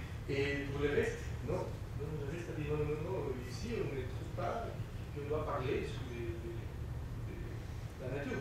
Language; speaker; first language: French; non-native, fluent; Spanish